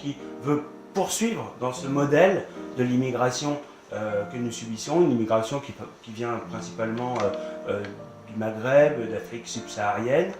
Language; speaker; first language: French; native; French